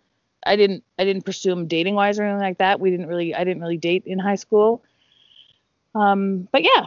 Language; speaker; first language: English; native; English